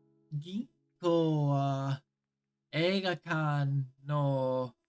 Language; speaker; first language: Japanese; non-native, learner; English